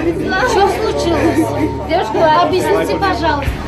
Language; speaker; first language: Russian; non-native, learner; Uzbek